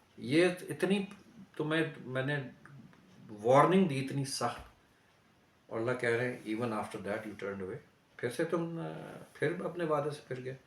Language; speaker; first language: Urdu; native; Urdu